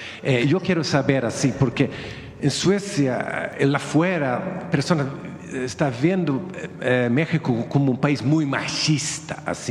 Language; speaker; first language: Spanish; non-native, learner; Swedish